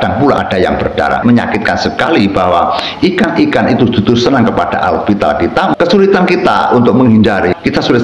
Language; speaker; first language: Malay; non-native, local second language; Javanese